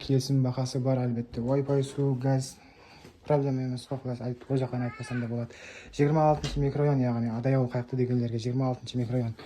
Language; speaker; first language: Uzbek; non-native, local second language; Kara-Kalpak